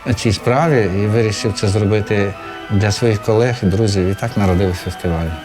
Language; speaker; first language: Ukrainian; native; Ukrainian